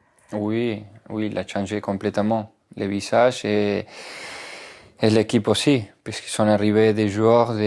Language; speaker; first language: French; non-native, fluent; Spanish